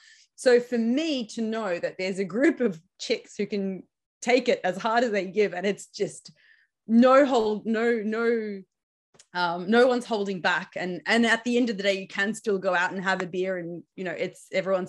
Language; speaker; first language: English; native; English